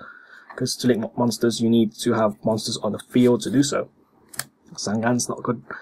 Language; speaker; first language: English; native; English